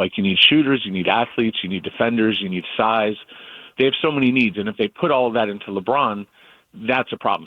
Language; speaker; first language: English; native; English